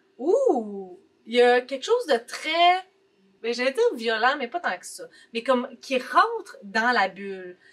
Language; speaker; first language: French; native; French